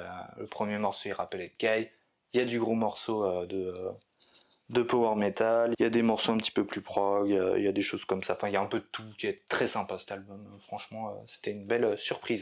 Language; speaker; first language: French; native; French